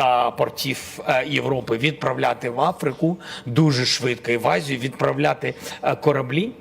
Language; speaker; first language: Ukrainian; non-native, local second language; Russian